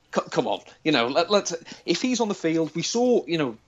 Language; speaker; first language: English; native; English